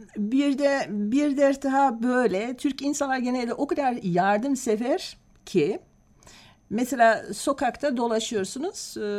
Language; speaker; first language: Turkish; non-native, fluent; Dutch